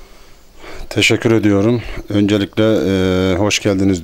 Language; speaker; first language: Turkish; native; Turkish